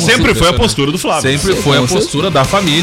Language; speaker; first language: Portuguese; native; Portuguese